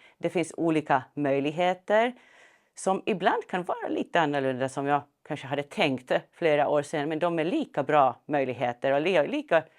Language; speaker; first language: Swedish; non-native, fluent; Finnish